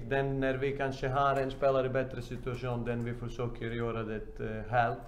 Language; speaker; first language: Swedish; non-native, fluent; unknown